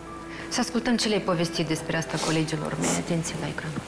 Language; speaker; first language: Romanian; native; Romanian